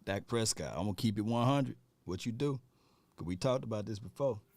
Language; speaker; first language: English; native; English